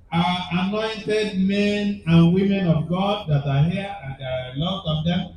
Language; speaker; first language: English; non-native, local second language; Igbo